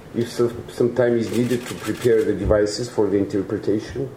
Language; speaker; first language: English; non-native, fluent; Bulgarian